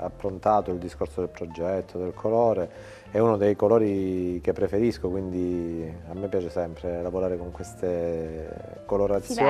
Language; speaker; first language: Italian; native; Italian